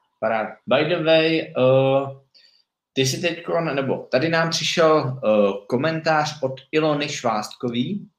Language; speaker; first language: Czech; native; Czech